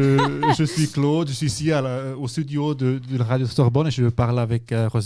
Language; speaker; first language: French; non-native, local second language; German